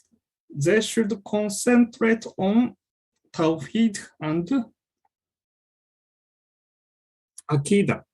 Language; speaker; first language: English; non-native, fluent; Japanese